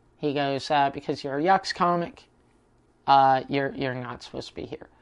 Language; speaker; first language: English; native; English